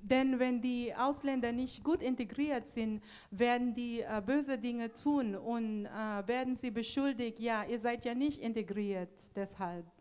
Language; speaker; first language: German; non-native, fluent; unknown